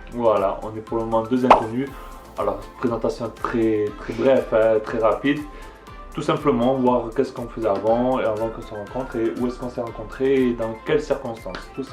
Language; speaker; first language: French; native; French